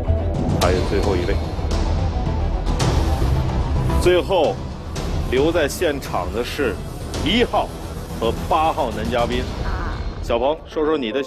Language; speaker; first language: Chinese; native; Chinese